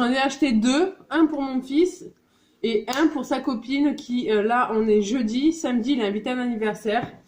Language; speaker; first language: French; native; French